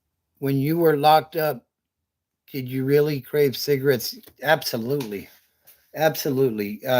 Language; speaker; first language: English; native; English